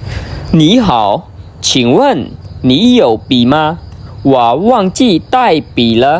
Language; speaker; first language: Chinese; non-native, fluent; Khmer